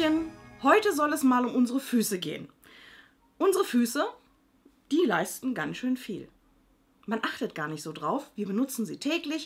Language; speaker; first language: German; native; German